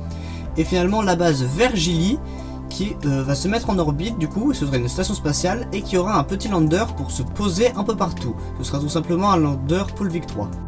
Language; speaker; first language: French; native; French